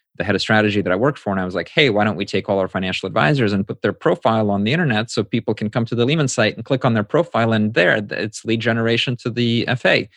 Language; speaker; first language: English; native; English